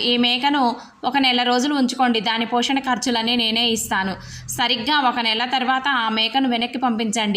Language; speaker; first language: Telugu; native; Telugu